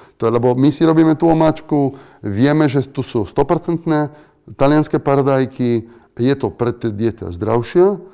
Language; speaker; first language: Slovak; non-native, fluent; Italian